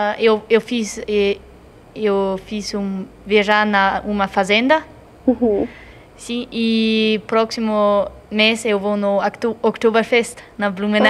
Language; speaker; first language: Portuguese; non-native, learner; German